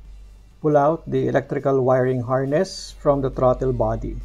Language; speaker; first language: English; non-native, local second language; Filipino